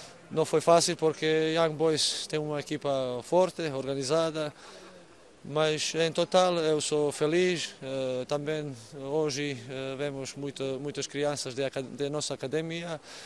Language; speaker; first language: Portuguese; non-native, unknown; Serbian